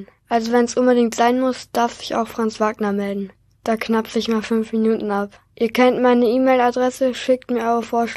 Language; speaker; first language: German; native; German